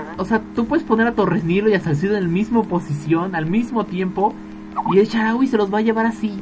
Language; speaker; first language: Spanish; native; Spanish